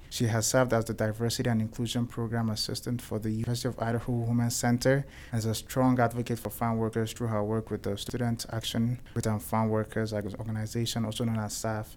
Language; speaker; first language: English; non-native, local second language; Igbo